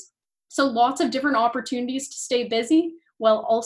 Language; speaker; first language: English; native; English